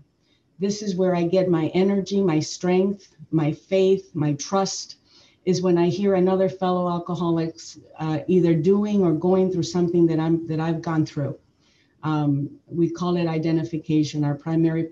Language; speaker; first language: English; early bilingual, other home language; Spanish